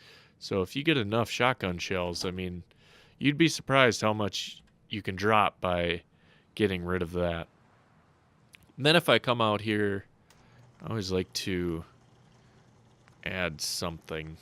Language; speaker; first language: English; native; English